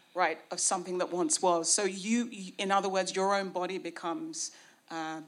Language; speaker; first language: English; native; English